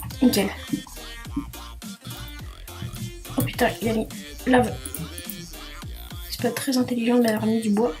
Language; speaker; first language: French; native; French